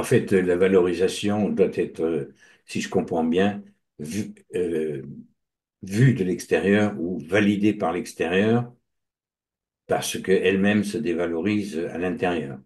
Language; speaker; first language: French; native; French